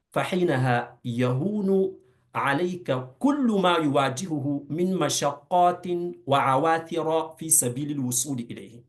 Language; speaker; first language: Arabic; non-native, fluent; Urdu